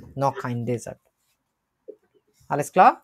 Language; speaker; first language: German; non-native, fluent; Bangla